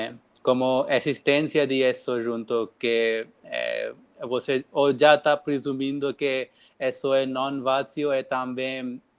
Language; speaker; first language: Portuguese; non-native, learner; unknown